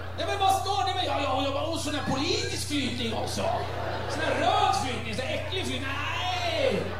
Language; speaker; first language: Swedish; early bilingual, other home language; Arabic